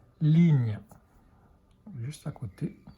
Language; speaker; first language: French; native; French